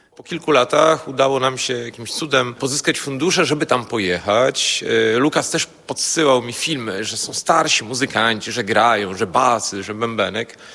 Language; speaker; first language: Polish; native; Polish